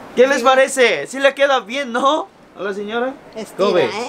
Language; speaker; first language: Spanish; non-native, fluent; Korean